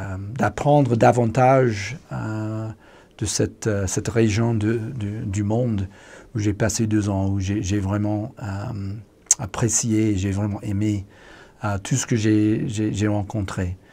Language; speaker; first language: French; non-native, fluent; English